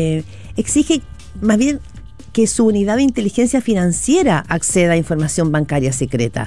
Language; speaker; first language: Spanish; native; Spanish